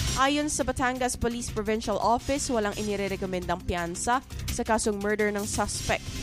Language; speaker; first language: Filipino; native; Filipino